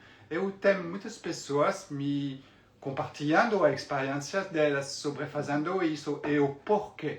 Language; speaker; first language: Portuguese; non-native, fluent; French